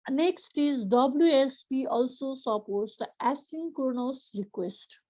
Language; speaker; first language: English; non-native, local second language; Nepali